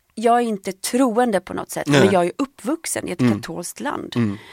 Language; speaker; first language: Swedish; early bilingual, other home language; Polish